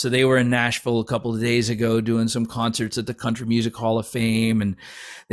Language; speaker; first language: English; native; English